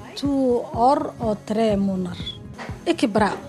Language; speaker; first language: Norwegian; non-native, learner; Somali